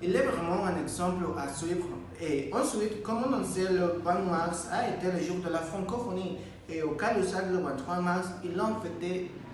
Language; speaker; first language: French; non-native, learner; Spanish